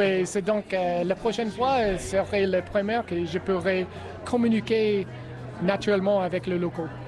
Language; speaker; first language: French; non-native, learner; English